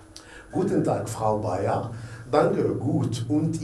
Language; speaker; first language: German; non-native, fluent; Arabic